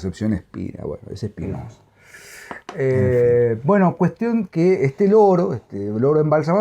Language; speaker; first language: Spanish; native; Spanish